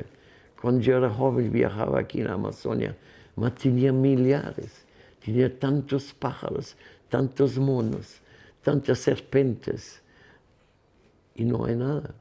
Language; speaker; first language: Spanish; non-native, fluent; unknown